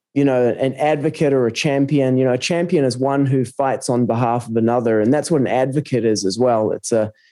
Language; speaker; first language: English; native; English